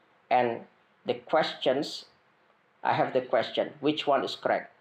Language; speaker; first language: English; non-native, fluent; Indonesian